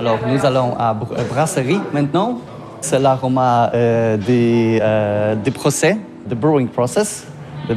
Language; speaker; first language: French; non-native, learner; Polish